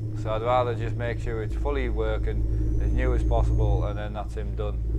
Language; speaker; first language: English; native; English